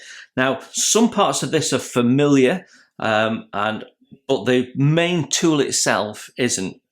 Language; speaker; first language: English; native; English